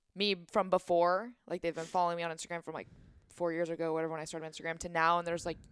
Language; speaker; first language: English; native; English